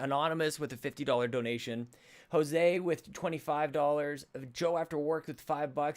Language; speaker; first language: English; native; English